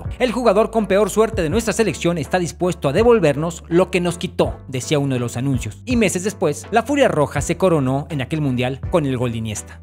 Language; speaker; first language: Spanish; native; Spanish